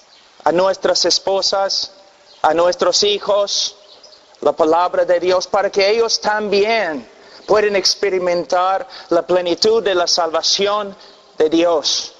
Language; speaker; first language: Spanish; non-native, fluent; English